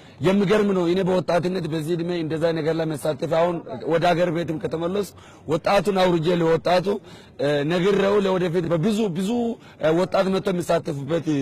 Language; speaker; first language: Amharic; non-native, local second language; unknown